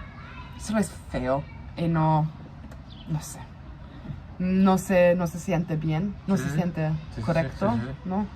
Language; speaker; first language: Spanish; non-native, fluent; German